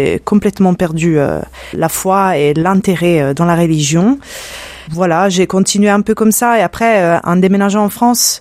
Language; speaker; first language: French; non-native, fluent; Italian